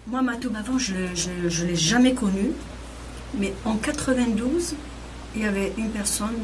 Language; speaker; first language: French; non-native, local second language; Kabyle